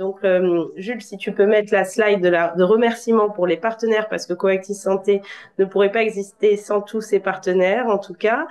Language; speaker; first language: French; native; French